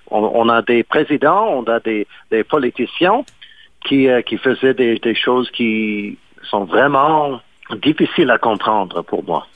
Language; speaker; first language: French; non-native, fluent; English